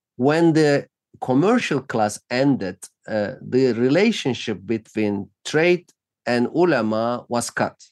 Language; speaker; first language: English; non-native, fluent; Turkish